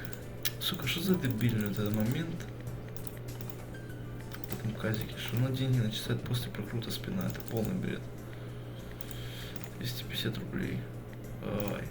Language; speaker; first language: Russian; native; Russian